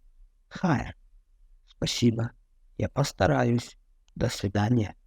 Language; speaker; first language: Russian; non-native, fluent; Tajik